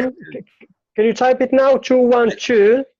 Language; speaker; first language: English; non-native, fluent; Arabic